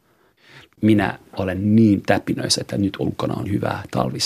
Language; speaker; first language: Finnish; non-native, fluent; French